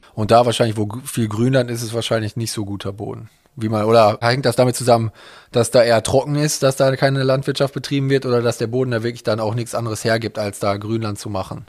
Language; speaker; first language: German; native; German